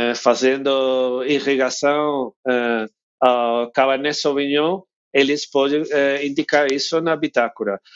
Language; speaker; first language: Portuguese; non-native, learner; English